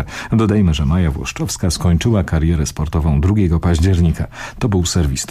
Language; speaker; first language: Polish; native; Polish